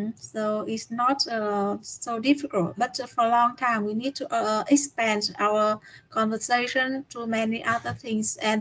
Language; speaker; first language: English; non-native, learner; Vietnamese